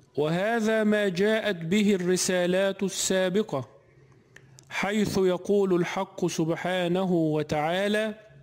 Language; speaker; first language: Arabic; native; Arabic